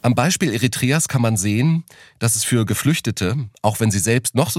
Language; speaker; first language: German; native; German